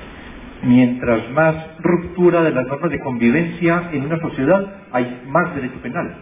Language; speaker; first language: Spanish; native; Spanish